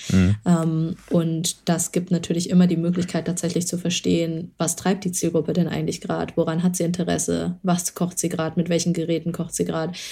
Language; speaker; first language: German; early bilingual, other home language; Chinese